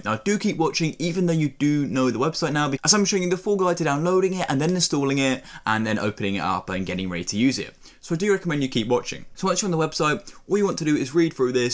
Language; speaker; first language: English; native; English